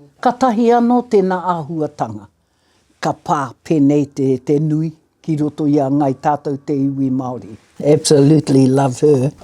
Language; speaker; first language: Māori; native; Māori